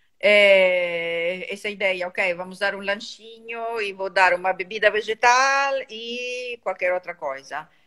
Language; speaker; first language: Portuguese; non-native, fluent; Italian